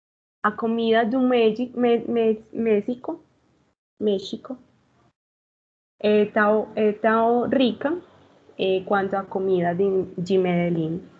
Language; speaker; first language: Portuguese; non-native, learner; Spanish